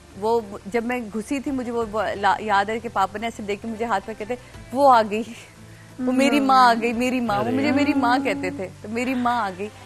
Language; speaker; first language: Urdu; native; Urdu